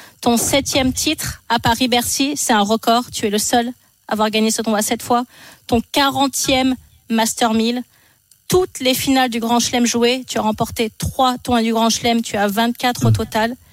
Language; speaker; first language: French; native; French